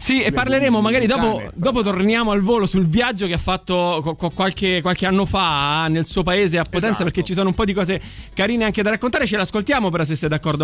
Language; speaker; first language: Italian; native; Italian